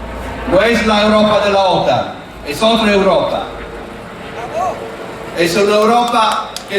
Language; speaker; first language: Spanish; non-native, fluent; Italian